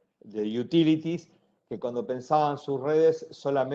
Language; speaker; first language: Spanish; native; Spanish